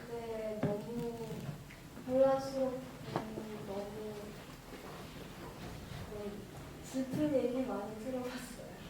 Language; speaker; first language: Korean; non-native, learner; Russian